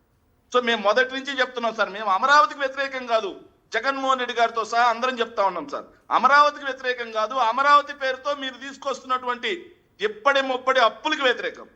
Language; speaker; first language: Telugu; native; Telugu